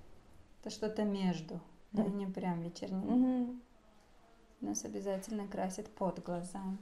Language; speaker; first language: Russian; non-native, local second language; Uzbek